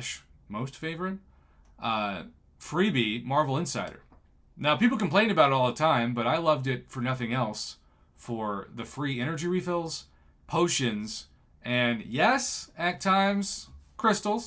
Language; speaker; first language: English; native; English